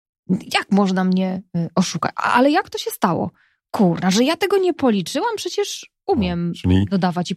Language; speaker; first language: Polish; native; Polish